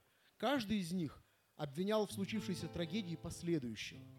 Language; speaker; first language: Russian; native; Russian